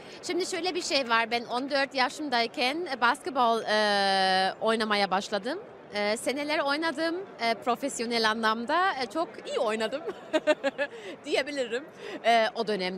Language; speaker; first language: Turkish; early bilingual, heritage; German